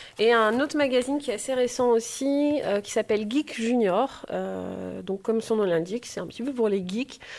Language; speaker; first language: French; native; French